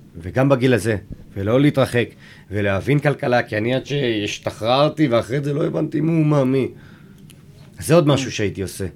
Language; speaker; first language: Hebrew; native; Hebrew